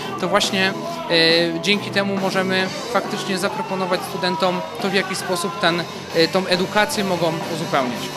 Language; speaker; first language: Polish; native; Polish